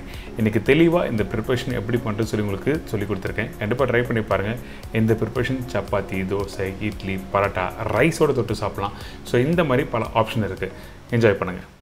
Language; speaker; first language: Tamil; native; Tamil